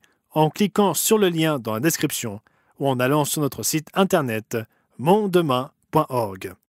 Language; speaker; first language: French; native; French